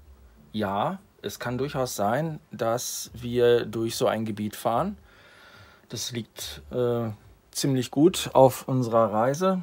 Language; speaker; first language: German; native; German